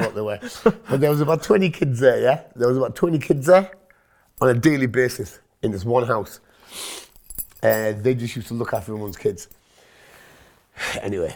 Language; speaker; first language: English; non-native, local second language; Punjabi